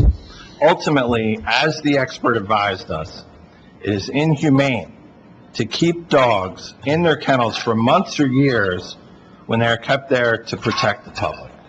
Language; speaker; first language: English; native; English